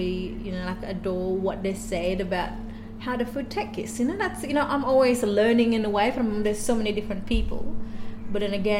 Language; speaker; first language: English; non-native, fluent; Indonesian